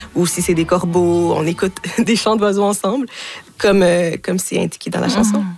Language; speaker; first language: French; native; French